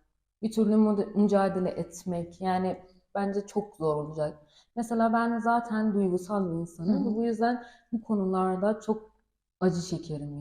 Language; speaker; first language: Turkish; non-native, learner; Persian